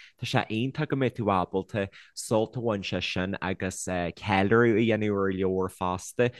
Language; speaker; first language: Irish; native; Irish